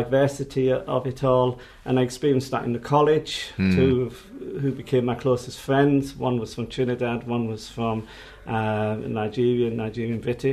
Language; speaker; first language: English; native; English